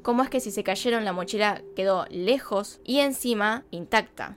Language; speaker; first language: Spanish; native; Spanish